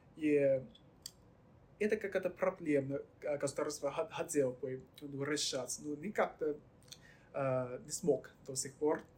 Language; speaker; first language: Russian; non-native, learner; Chinese